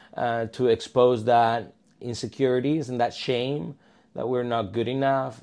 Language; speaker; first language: English; non-native, fluent; Spanish